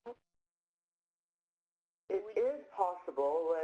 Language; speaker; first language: English; native; English